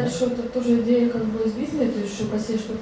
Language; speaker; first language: Russian; native; Russian